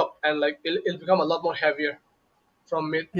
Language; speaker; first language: English; non-native, local second language; Bangla